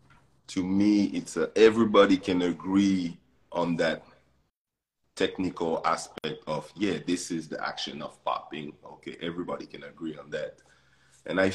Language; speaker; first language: English; non-native, fluent; French